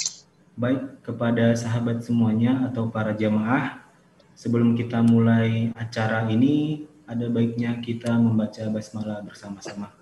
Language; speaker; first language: Indonesian; native; Indonesian